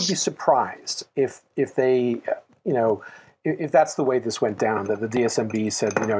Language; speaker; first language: English; native; English